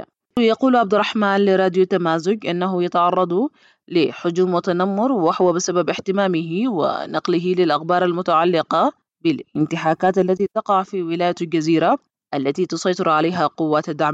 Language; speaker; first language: Arabic; native; Arabic